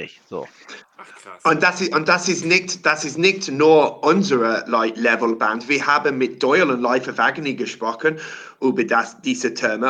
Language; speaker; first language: German; non-native, learner; English